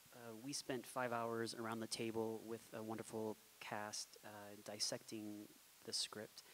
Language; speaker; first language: English; native; English